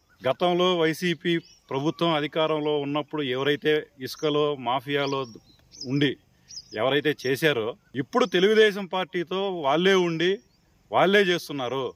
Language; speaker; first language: Telugu; native; Telugu